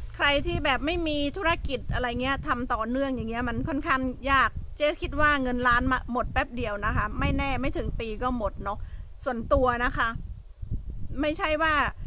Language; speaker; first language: Thai; native; Thai